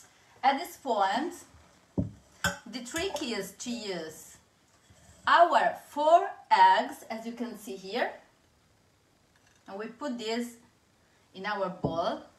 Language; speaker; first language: English; non-native, fluent; Italian